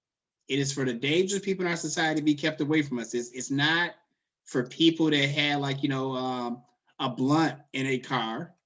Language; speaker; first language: English; native; English